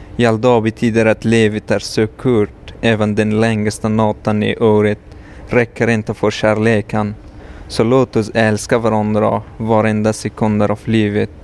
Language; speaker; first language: Swedish; non-native, learner; Persian